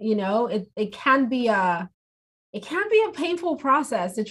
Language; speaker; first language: English; non-native, local second language; Igbo